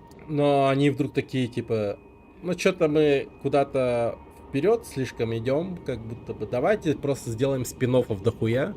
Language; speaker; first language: Russian; native; Russian